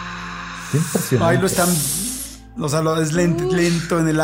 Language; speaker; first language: Spanish; native; Spanish